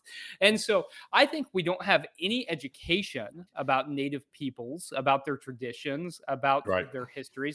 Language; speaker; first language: English; native; English